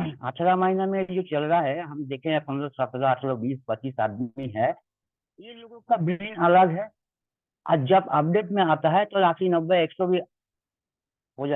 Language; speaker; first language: Hindi; non-native, local second language; Bangla